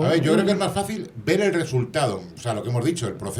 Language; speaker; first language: Spanish; native; Spanish